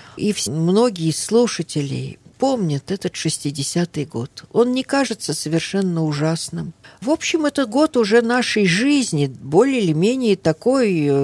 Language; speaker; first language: Russian; early bilingual, heritage; Russian